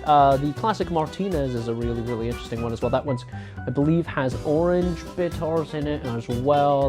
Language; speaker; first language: English; native; English